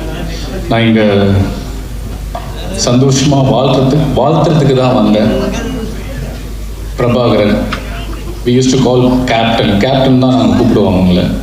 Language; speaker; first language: Tamil; native; Tamil